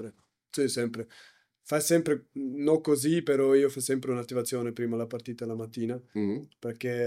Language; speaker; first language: Italian; non-native, learner; German